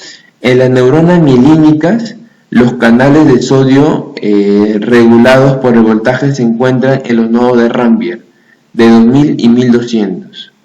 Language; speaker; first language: Spanish; native; Spanish